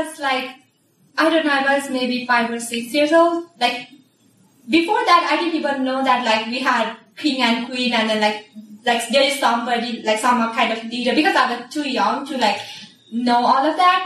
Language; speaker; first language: English; non-native, fluent; Nepali